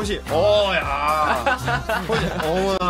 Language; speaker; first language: Korean; native; Korean